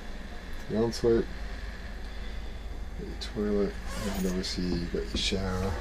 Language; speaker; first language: English; native; English